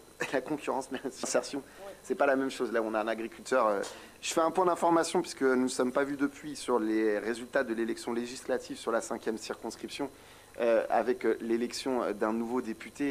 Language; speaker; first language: French; native; French